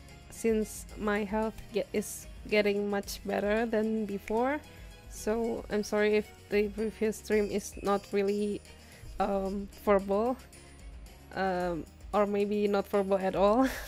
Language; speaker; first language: English; non-native, fluent; Indonesian